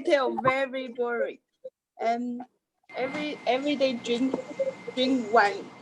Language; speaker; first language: English; non-native, learner; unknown